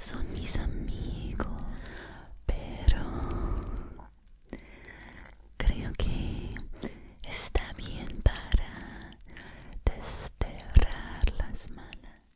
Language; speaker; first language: Spanish; non-native, learner; English